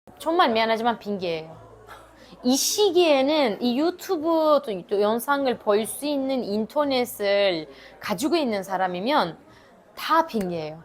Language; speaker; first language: Korean; non-native, fluent; Turkish